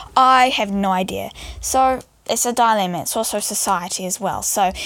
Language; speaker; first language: English; native; English